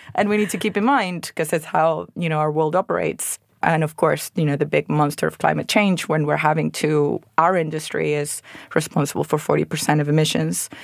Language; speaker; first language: English; non-native, fluent; Spanish